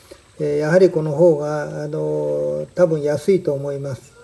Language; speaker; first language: Japanese; native; Japanese